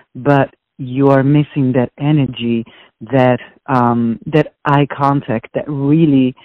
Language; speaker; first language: English; non-native, fluent; Italian